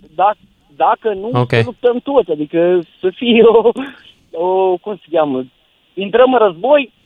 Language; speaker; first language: Romanian; native; Romanian